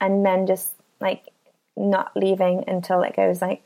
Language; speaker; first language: English; native; English